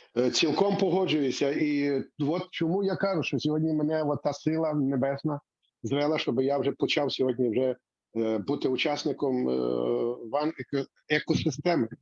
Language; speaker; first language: Ukrainian; native; Ukrainian